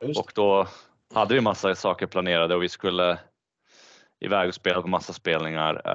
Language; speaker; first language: Swedish; early bilingual, other home language; Bosnian